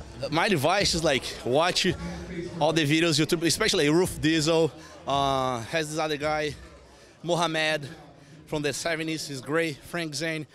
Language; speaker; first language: English; non-native, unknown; Portuguese